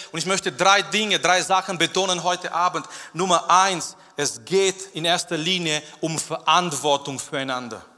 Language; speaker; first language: German; non-native, fluent; Romanian